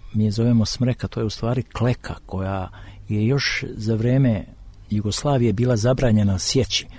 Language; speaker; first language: Croatian; native; Croatian